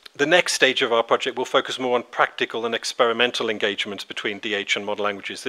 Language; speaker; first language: English; native; English